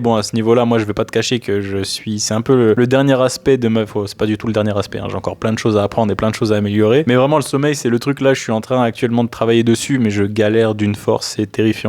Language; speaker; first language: French; native; French